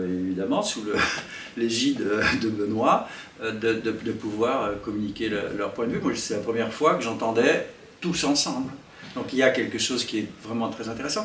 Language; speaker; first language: French; native; French